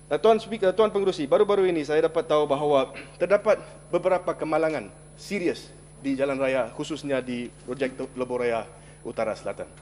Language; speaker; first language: Malay; non-native, local second language; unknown